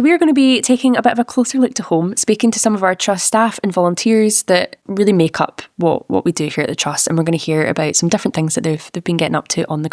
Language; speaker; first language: English; native; English